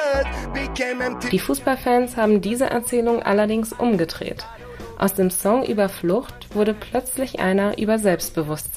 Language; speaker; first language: German; native; German